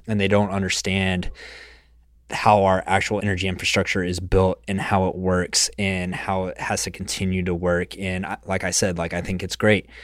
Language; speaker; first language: English; native; English